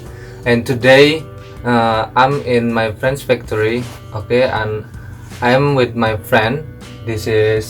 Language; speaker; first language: English; non-native, learner; Indonesian